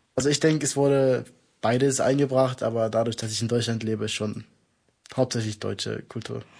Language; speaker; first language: German; native; German